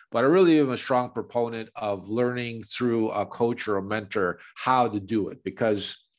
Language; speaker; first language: English; native; English